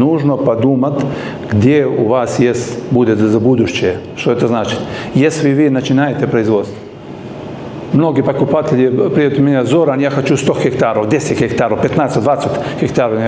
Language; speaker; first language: Russian; non-native, learner; Serbian